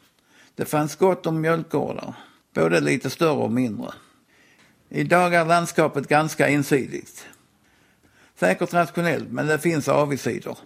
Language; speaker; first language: Swedish; native; Swedish